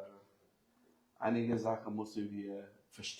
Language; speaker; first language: German; non-native, learner; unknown